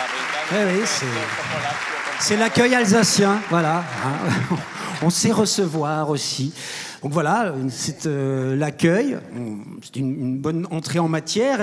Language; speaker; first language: French; native; French